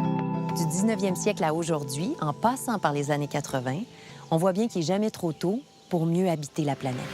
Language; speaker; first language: French; native; French